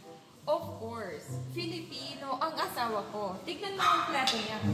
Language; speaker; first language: Filipino; non-native, learner; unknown